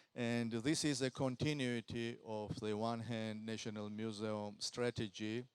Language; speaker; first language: English; non-native, fluent; Georgian